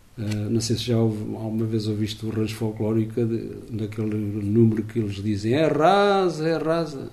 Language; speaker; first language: Portuguese; native; Portuguese